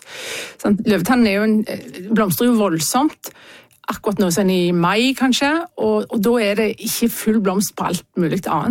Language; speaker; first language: Norwegian; native; Norwegian